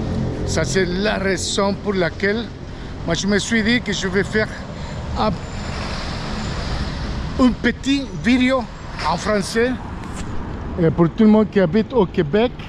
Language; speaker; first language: French; non-native, fluent; Spanish